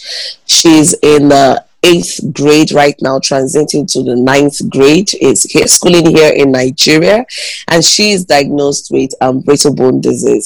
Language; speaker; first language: English; non-native, local second language; Igbo